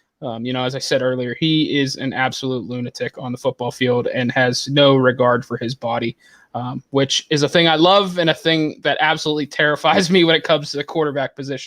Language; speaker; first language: English; native; English